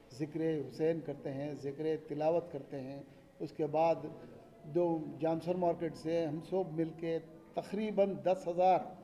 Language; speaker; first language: Hindi; non-native, local second language; Urdu